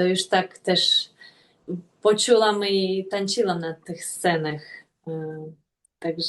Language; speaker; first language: Polish; non-native, fluent; Russian